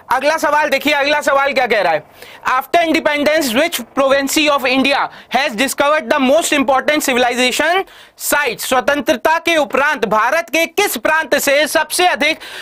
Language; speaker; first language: Hindi; native; Hindi